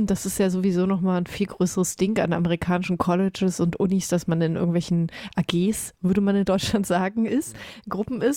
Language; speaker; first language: German; native; German